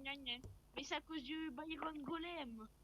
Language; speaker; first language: French; native; French